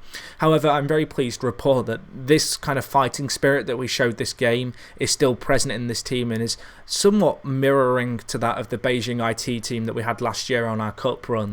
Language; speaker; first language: English; native; English